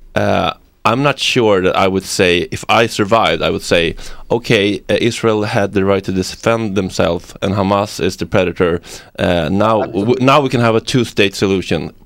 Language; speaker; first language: English; non-native, fluent; Swedish